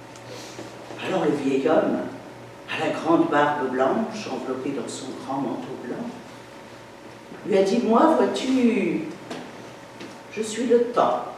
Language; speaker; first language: French; native; French